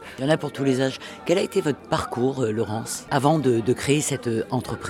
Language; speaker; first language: French; native; French